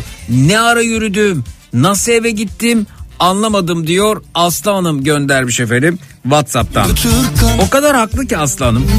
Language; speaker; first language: Turkish; native; Turkish